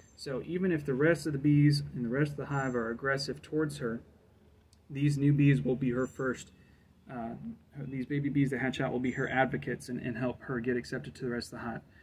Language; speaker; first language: English; native; English